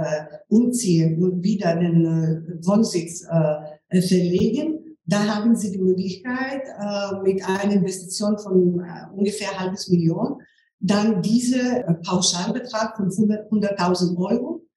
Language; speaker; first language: German; non-native, fluent; Greek